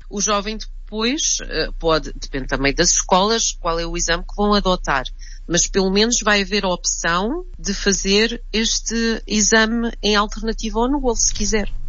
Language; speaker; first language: Portuguese; early bilingual, heritage; Portuguese